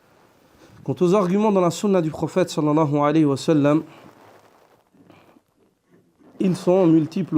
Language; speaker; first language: French; native; French